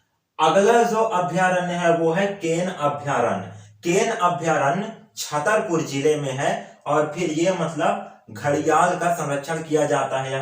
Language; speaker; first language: Hindi; native; Hindi